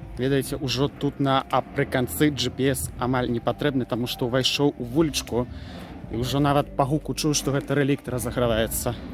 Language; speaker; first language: Belarusian; native; Belarusian